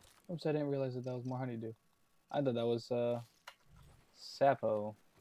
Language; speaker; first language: English; early bilingual, other home language; Japanese